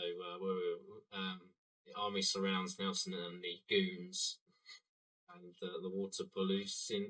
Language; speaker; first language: English; native; English